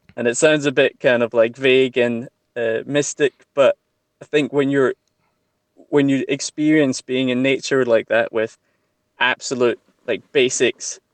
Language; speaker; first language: English; native; English